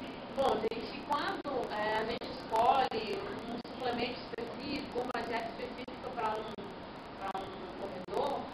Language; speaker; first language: Portuguese; native; Portuguese